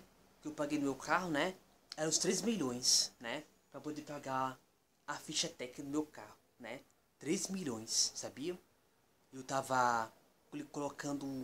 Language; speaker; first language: Portuguese; native; Portuguese